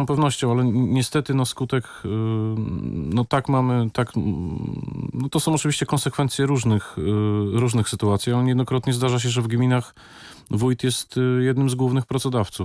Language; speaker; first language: Polish; native; Polish